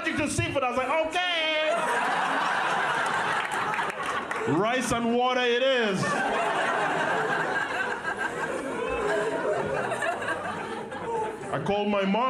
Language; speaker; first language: English; non-native, local second language; Ganda